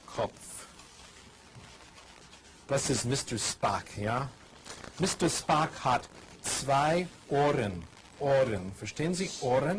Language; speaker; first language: German; non-native, fluent; English